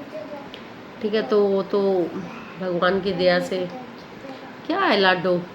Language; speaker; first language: Hindi; native; Hindi